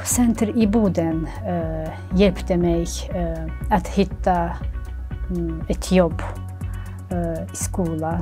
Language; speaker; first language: Swedish; non-native, learner; Ukrainian